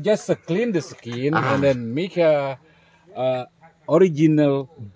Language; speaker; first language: English; non-native, learner; Indonesian